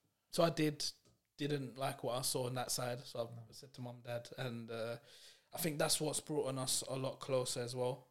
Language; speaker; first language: English; native; English